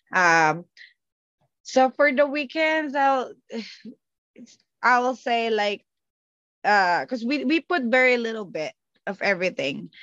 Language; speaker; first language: English; non-native, local second language; Filipino